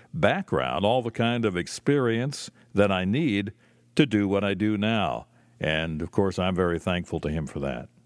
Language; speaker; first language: English; native; English